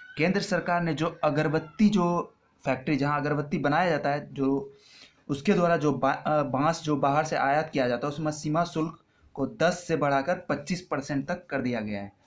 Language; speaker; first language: Hindi; non-native, local second language; Bangla